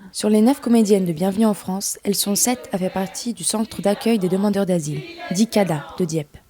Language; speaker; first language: French; native; French